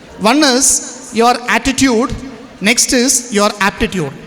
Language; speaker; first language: English; non-native, local second language; Tamil